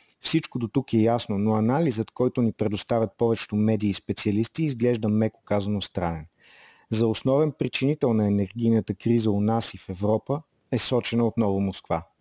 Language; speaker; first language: Bulgarian; native; Bulgarian